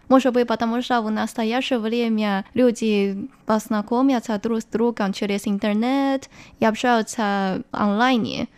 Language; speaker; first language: Russian; non-native, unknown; Chinese